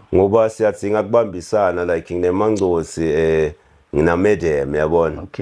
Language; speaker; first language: Zulu; non-native, local second language; Swati